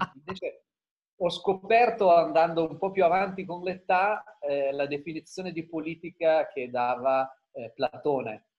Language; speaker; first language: Italian; native; Italian